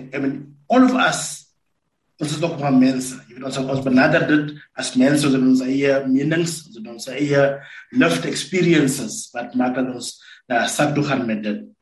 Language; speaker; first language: Afrikaans; non-native, local second language; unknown